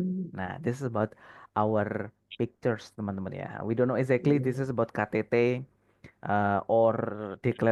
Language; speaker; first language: English; non-native, fluent; Indonesian